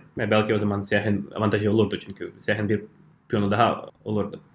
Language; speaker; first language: Turkish; non-native, fluent; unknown